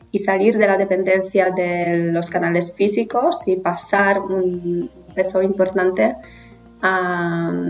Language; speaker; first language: Spanish; non-native, fluent; Polish